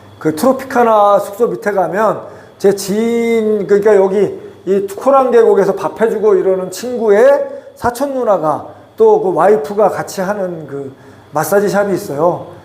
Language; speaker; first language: Korean; native; Korean